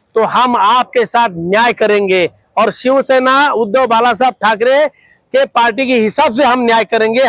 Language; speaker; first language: Hindi; non-native, local second language; Marathi